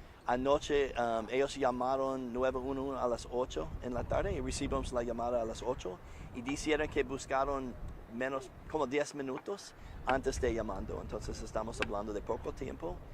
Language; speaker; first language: Spanish; non-native, learner; English